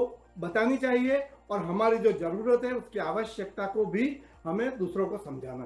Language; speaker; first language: Hindi; native; Hindi